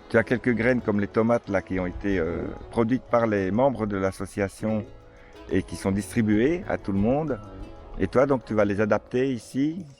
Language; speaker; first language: French; native; French